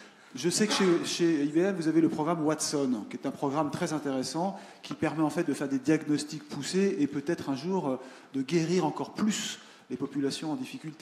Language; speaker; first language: French; native; French